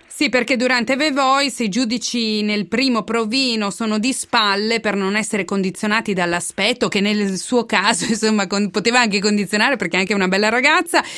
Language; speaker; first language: Italian; native; Italian